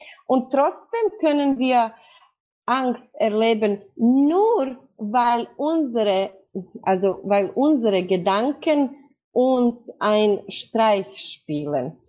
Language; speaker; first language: German; non-native, fluent; Croatian